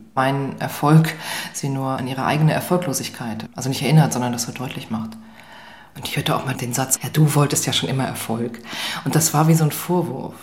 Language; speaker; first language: German; native; German